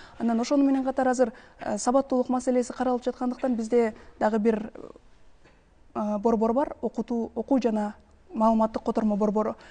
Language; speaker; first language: Kyrgyz; native; Kyrgyz